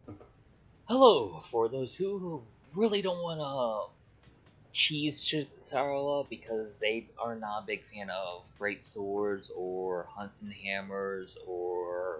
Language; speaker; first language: English; native; English